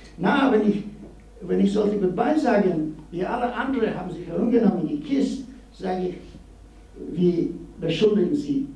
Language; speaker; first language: German; non-native, learner; Polish